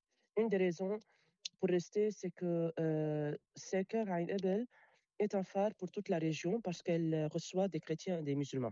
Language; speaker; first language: French; non-native, local second language; Arabic